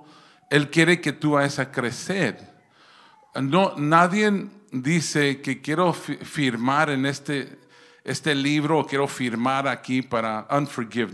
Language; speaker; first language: Spanish; early bilingual, heritage; Spanish